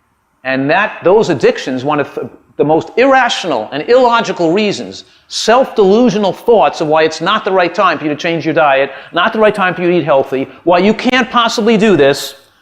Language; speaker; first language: English; native; English